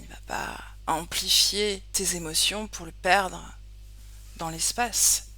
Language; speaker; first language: French; native; French